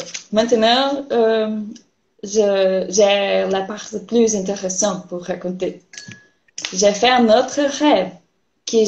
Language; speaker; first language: French; non-native, learner; Portuguese